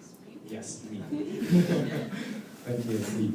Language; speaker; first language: English; non-native, learner; Vietnamese